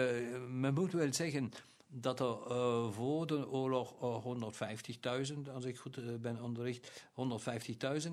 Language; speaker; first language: Dutch; non-native, local second language; German